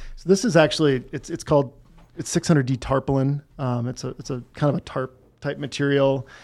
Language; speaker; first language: English; native; English